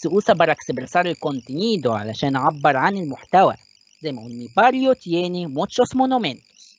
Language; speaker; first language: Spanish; non-native, fluent; Arabic